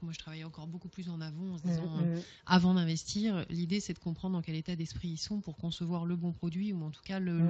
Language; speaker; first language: French; native; French